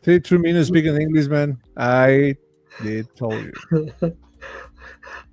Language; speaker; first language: English; non-native, fluent; Spanish